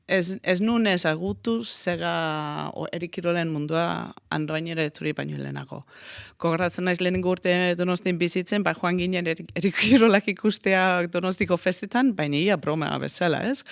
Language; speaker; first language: Basque; non-native, fluent; Danish